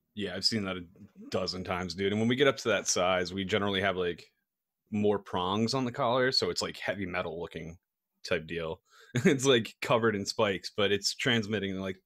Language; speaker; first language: English; native; English